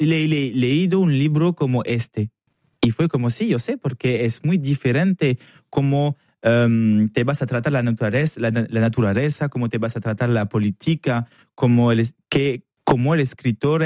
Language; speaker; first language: Spanish; non-native, fluent; French